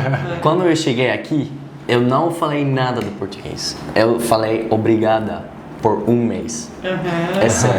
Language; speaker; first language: Portuguese; non-native, learner; Dutch